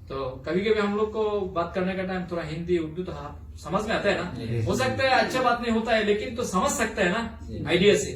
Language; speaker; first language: Hindi; non-native, learner; Bangla